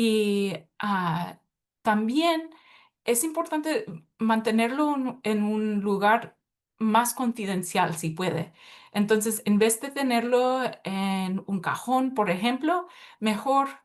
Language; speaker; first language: Spanish; early bilingual, heritage; Spanish